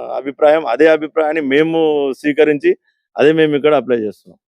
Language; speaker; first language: Telugu; non-native, local second language; Lambadi